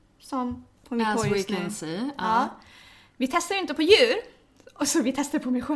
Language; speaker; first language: Swedish; early bilingual, other home language; Thai